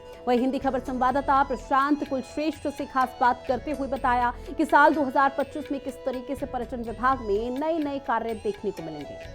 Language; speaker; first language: Hindi; native; Hindi